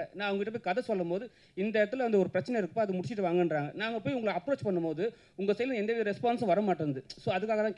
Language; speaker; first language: Tamil; native; Tamil